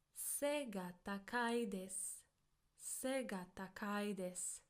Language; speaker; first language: Japanese; non-native, fluent; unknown